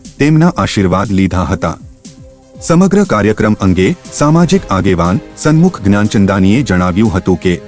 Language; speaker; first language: Gujarati; native; Gujarati